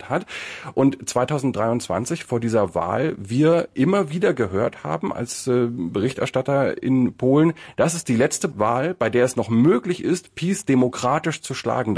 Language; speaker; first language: German; native; German